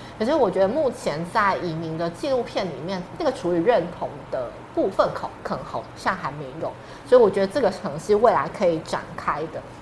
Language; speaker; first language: Chinese; native; Chinese